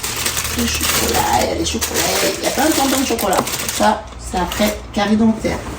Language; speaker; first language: French; native; French